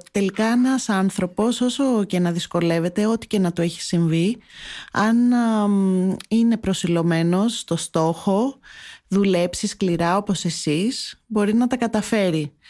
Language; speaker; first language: Greek; native; Greek